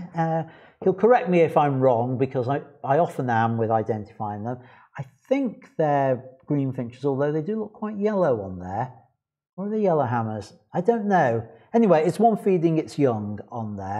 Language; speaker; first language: English; native; English